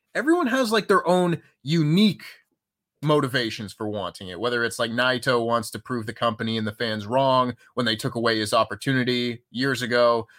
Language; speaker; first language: English; native; English